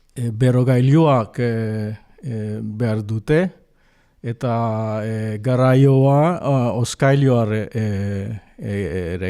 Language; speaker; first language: Basque; non-native, learner; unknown